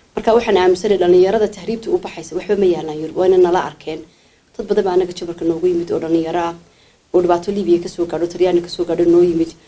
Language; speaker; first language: Somali; native; Somali